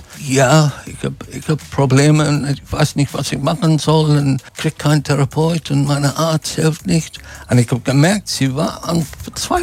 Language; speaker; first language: German; non-native, fluent; English